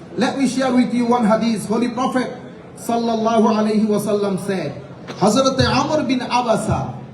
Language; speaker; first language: English; non-native, local second language; Bangla